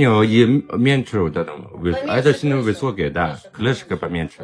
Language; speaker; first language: Russian; non-native, learner; Chinese